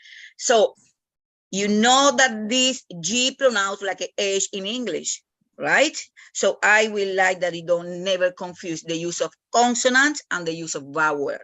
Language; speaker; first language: English; non-native, fluent; Spanish